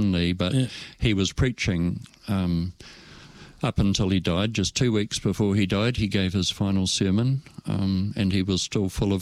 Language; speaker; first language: English; native; English